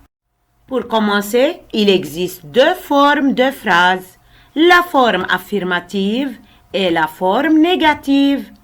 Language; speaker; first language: French; non-native, local second language; Arabic